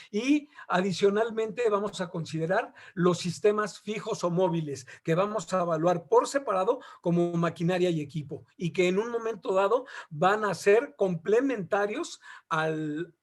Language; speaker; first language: Spanish; native; Spanish